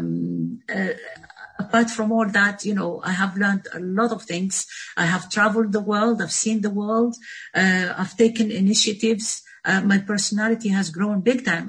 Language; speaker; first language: English; non-native, fluent; Arabic